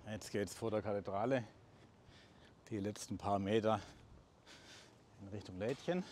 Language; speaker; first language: German; native; German